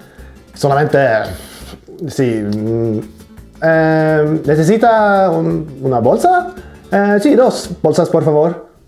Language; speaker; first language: Spanish; non-native, learner; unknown